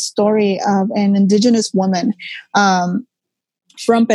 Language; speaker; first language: English; native; English